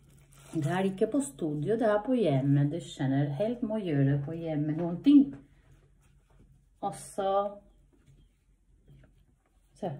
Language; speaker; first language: Norwegian; non-native, learner; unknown